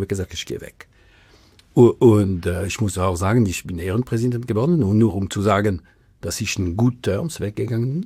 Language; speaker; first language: German; non-native, local second language; French